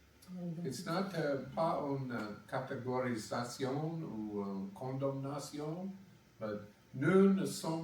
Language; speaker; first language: French; non-native, learner; English